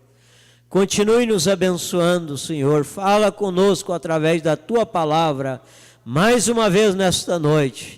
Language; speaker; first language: Portuguese; native; Portuguese